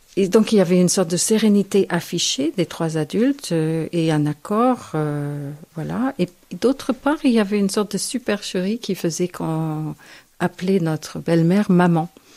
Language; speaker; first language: French; non-native, fluent; English